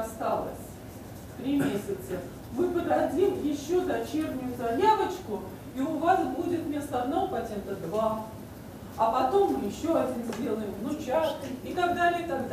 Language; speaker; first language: Russian; native; Russian